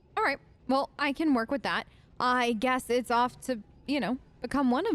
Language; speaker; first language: English; native; English